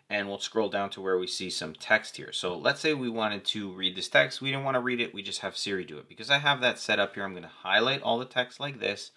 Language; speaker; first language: English; native; English